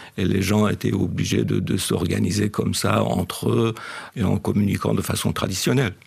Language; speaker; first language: French; non-native, fluent; Persian